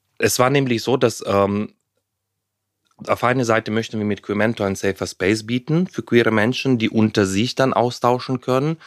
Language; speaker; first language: German; non-native, fluent; Ukrainian